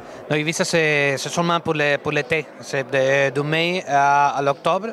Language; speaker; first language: French; non-native, learner; Spanish